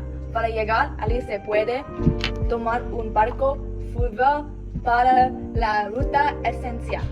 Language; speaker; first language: Spanish; non-native, learner; Thai